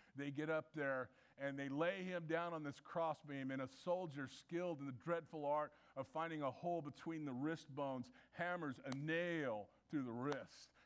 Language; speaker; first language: English; native; English